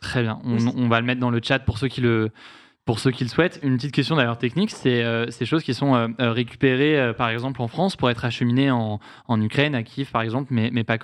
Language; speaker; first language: French; native; French